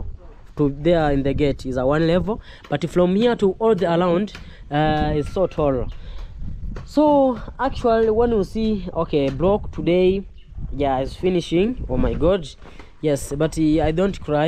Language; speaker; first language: English; non-native, learner; Swahili